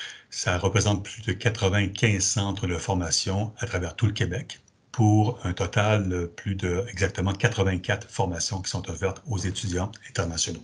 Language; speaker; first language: French; native; French